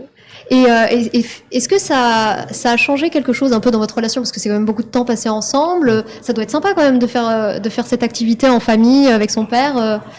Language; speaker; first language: French; native; French